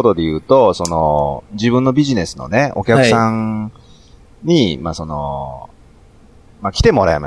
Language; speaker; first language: Japanese; native; Japanese